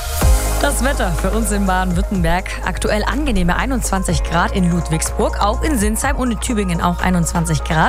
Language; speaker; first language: German; native; German